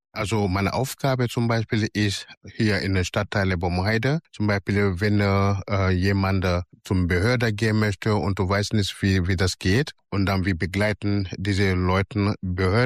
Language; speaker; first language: German; non-native, learner; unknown